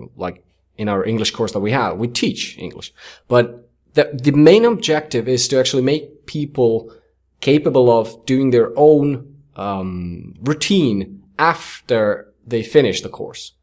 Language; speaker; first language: English; non-native, fluent; Finnish